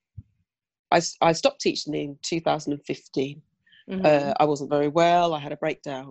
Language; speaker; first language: English; native; English